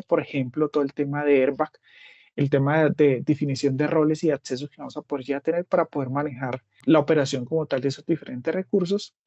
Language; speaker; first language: Spanish; native; Spanish